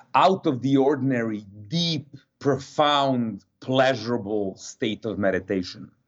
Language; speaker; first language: English; non-native, fluent; Serbian